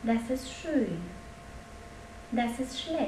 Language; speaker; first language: German; non-native, fluent; Polish